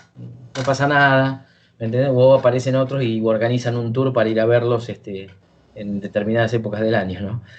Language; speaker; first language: Spanish; native; Spanish